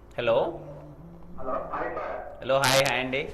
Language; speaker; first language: Telugu; native; Telugu